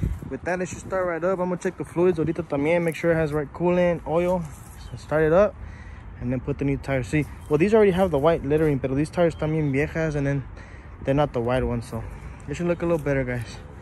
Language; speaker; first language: English; early bilingual, other home language; Spanish